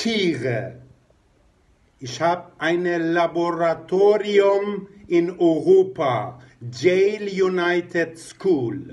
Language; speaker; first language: German; non-native, fluent; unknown